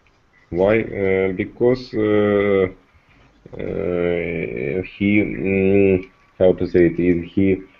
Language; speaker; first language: English; non-native, learner; Russian